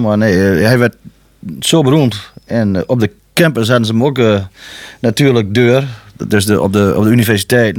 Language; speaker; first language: Dutch; native; Dutch